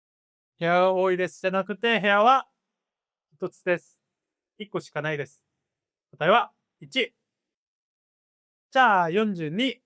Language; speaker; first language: Japanese; non-native, fluent; Korean